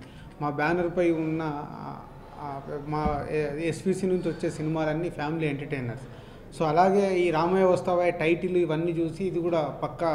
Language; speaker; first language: Telugu; native; Telugu